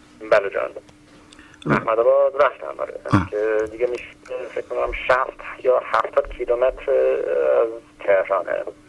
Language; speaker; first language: Persian; early bilingual, heritage; Persian